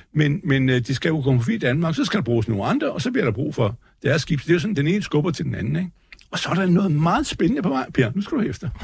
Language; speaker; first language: Danish; native; Danish